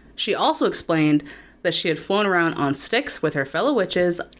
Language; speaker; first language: English; native; English